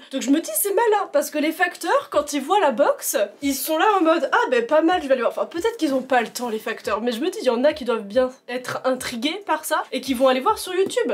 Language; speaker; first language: French; native; French